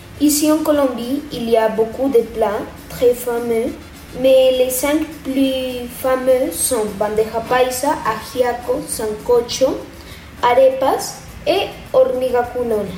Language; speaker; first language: French; non-native, learner; Spanish